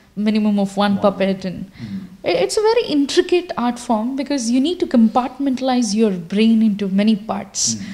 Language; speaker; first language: English; non-native, local second language; Kannada